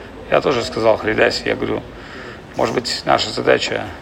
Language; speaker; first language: Russian; native; Russian